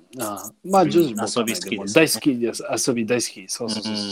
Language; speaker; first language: Japanese; non-native, learner; English